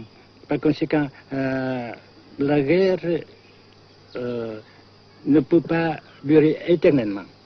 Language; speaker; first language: French; non-native, fluent; Vietnamese